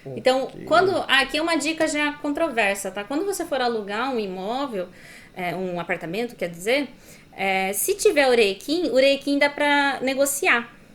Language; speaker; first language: Portuguese; native; Portuguese